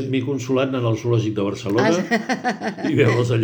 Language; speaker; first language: Catalan; native; Catalan